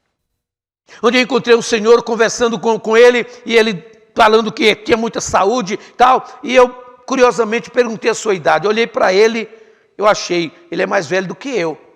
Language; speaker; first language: Portuguese; native; Portuguese